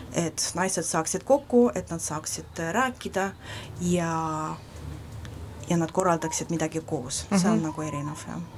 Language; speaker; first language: Estonian; non-native, local second language; Russian